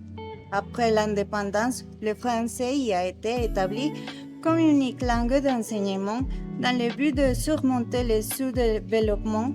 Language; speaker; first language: French; non-native, learner; Spanish